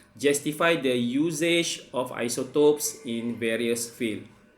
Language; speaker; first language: English; non-native, local second language; Malay